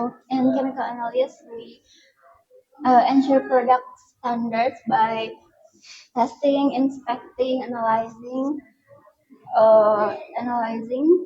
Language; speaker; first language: English; non-native, learner; Indonesian